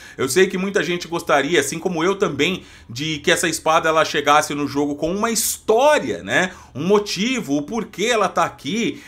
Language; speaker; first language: Portuguese; native; Portuguese